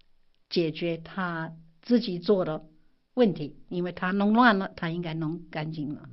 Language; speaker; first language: Chinese; non-native, fluent; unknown